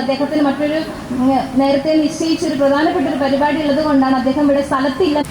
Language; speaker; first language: Malayalam; native; Malayalam